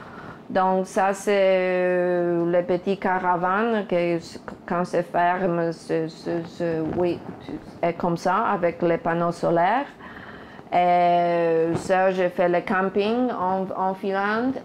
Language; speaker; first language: French; non-native, fluent; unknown